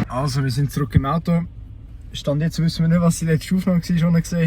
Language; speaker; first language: German; native; German